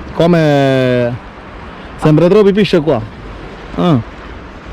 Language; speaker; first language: Italian; non-native, learner; Malayalam